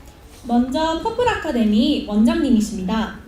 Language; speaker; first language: Korean; native; Korean